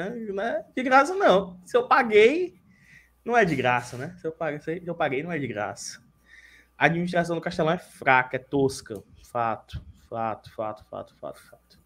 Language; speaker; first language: Portuguese; native; Portuguese